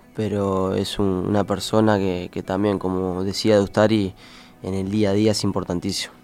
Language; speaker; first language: Spanish; native; Spanish